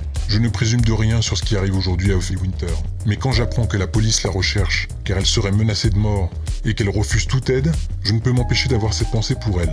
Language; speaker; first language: French; native; French